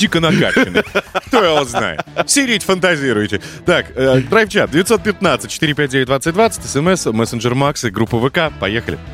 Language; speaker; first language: Russian; native; Russian